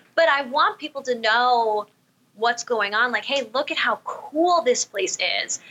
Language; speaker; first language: English; native; English